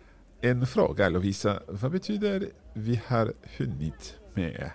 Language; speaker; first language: Swedish; non-native, learner; English